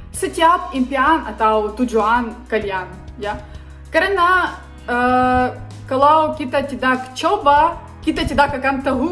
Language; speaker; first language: Indonesian; non-native, learner; Ukrainian